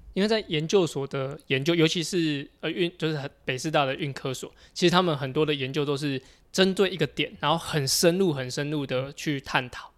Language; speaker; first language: Chinese; native; Chinese